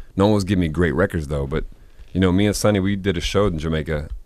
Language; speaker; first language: English; native; English